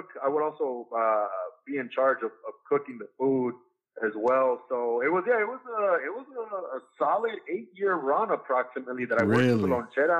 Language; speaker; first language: English; native; English